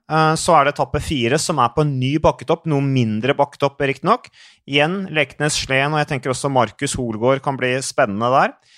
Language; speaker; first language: Norwegian; native; Norwegian